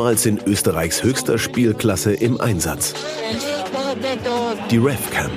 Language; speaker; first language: German; native; German